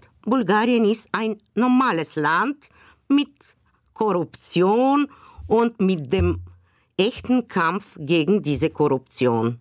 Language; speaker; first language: German; non-native, fluent; Bulgarian